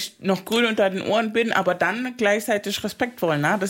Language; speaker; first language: German; native; German